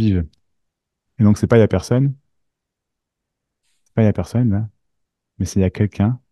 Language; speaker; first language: French; native; French